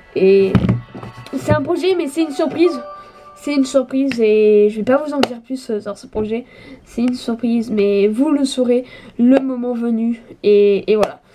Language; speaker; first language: French; native; French